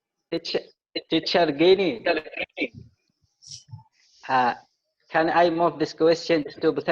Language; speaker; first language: English; non-native, learner; Arabic